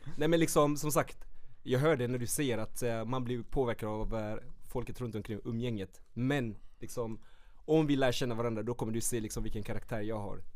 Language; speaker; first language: Swedish; early bilingual, other home language; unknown